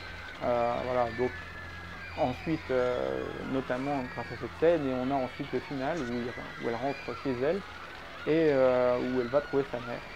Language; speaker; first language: French; native; French